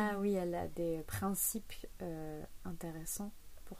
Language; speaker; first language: French; native; French